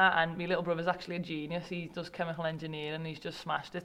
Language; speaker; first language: English; native; English